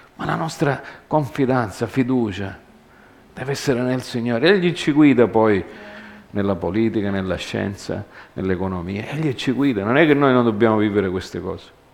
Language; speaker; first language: Italian; early bilingual, heritage; Italian